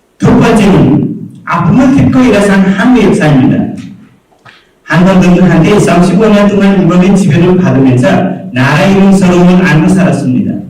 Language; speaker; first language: Korean; non-native, fluent; Nepali